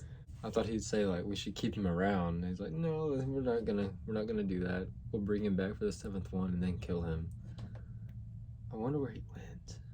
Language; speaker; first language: English; native; English